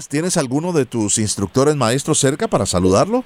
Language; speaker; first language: Spanish; native; Spanish